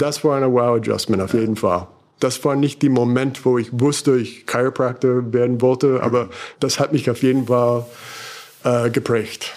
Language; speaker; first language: German; non-native, fluent; English